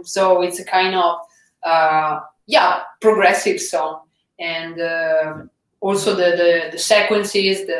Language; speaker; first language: English; non-native, fluent; Italian